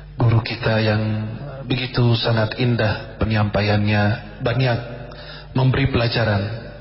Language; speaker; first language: Indonesian; non-native, fluent; Arabic